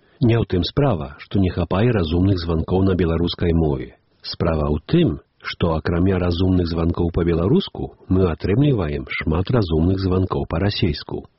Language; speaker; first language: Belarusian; native; Belarusian